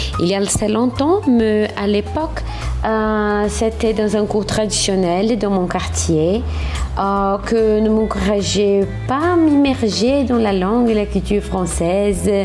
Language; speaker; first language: French; non-native, learner; Portuguese